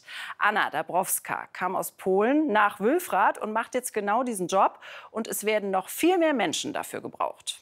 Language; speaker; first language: German; native; German